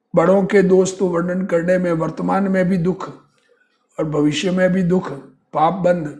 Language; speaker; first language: Hindi; native; Hindi